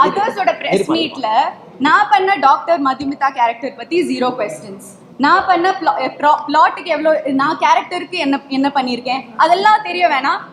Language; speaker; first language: Tamil; non-native, local second language; Malayalam